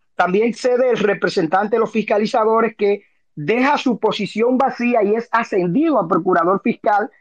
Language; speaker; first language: Spanish; native; Spanish